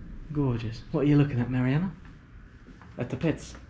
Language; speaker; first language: English; native; English